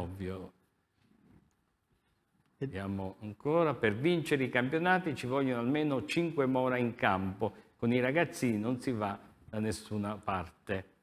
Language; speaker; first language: Italian; native; Italian